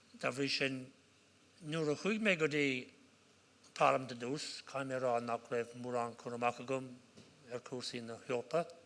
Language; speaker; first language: Irish; non-native, local second language; English